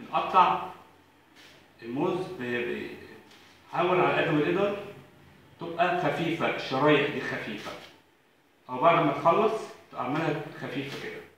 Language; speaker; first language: Arabic; native; Arabic